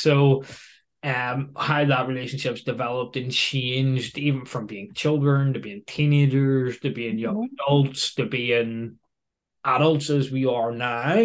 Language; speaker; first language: English; native; English